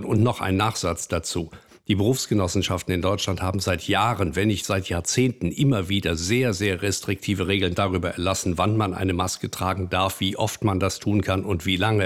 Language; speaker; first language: German; native; German